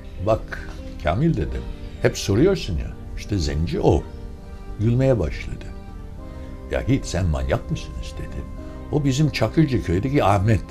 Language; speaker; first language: Turkish; non-native, fluent; English